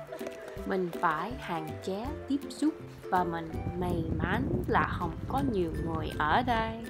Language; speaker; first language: Vietnamese; non-native, learner; English